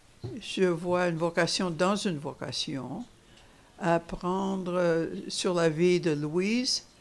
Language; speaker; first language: French; non-native, fluent; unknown